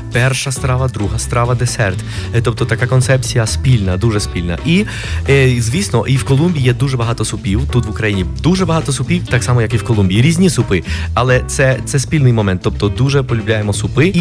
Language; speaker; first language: Ukrainian; non-native, fluent; Spanish